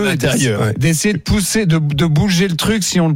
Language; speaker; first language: French; native; French